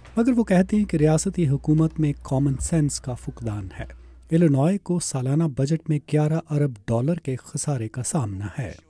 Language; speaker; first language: Urdu; native; Urdu